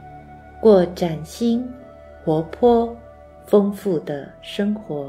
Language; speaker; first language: Chinese; native; Chinese